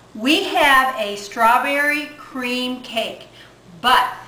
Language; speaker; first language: English; native; English